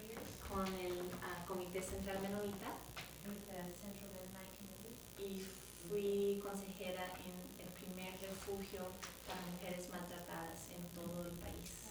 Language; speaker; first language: Spanish; non-native, fluent; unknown